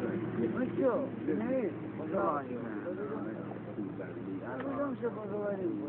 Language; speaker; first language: Russian; non-native, local second language; Azerbaijani